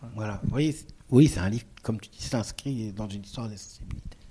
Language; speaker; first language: French; native; French